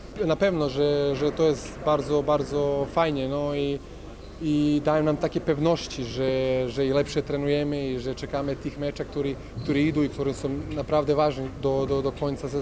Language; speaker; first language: Polish; non-native, fluent; Serbian